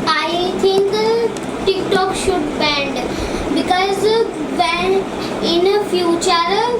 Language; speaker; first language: English; non-native, learner; Hindi